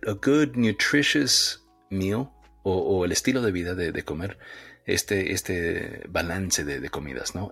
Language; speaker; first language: Spanish; early bilingual, heritage; Spanish